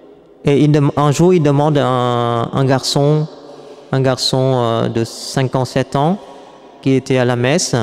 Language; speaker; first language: French; non-native, fluent; Vietnamese